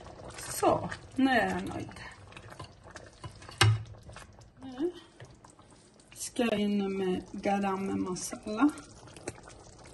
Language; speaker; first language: Swedish; non-native, learner; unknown